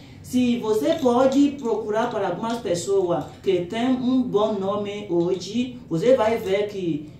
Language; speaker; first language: Portuguese; non-native, local second language; Yoruba